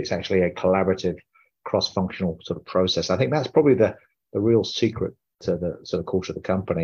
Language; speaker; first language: English; native; English